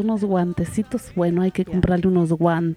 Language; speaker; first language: Spanish; native; Spanish